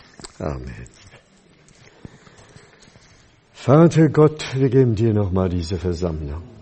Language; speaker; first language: German; non-native, fluent; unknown